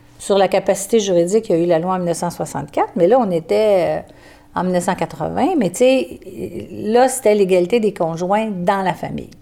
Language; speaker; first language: French; native; French